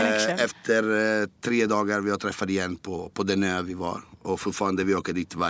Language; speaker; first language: Swedish; non-native, fluent; Italian